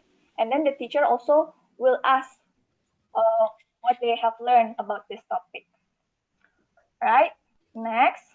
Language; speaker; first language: English; non-native, learner; Indonesian